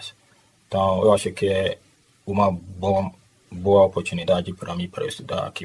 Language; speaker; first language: Portuguese; non-native, learner; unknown